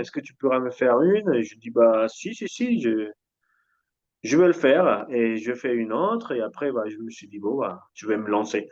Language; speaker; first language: French; non-native, fluent; Spanish